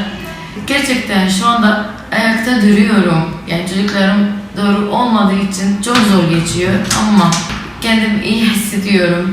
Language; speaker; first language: Turkish; non-native, local second language; Arabic